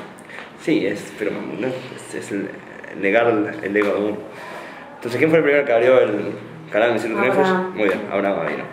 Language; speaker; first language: Spanish; native; Spanish